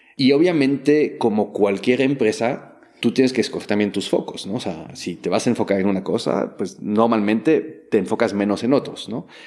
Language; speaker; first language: Spanish; non-native, fluent; French